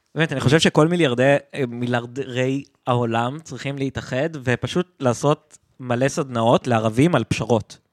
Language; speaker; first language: Hebrew; native; Hebrew